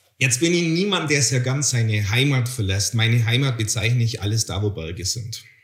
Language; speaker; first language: German; native; German